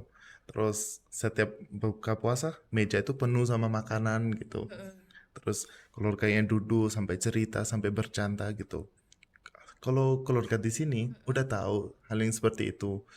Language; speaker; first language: Indonesian; non-native, fluent; Punjabi